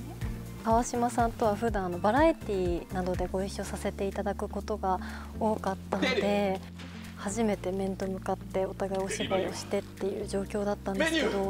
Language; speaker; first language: Japanese; native; Japanese